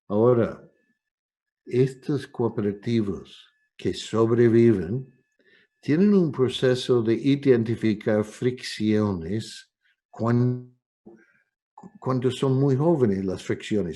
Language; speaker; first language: Spanish; non-native, fluent; English